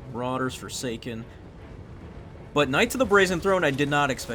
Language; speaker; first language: English; native; English